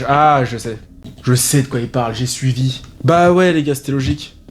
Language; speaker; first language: French; native; French